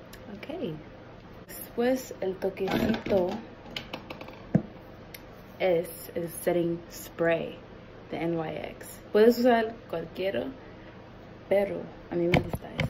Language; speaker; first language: Spanish; early bilingual, heritage; Spanish